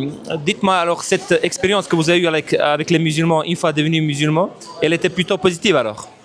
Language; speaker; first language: French; non-native, fluent; Bosnian